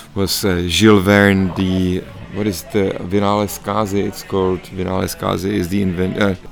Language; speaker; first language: English; non-native, fluent; Czech